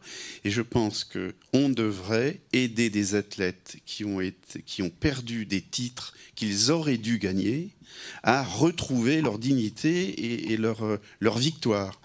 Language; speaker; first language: French; native; French